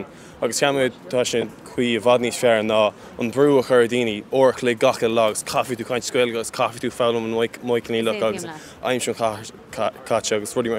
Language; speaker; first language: Irish; non-native, local second language; English